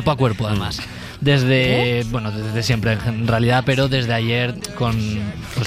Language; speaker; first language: Spanish; native; Spanish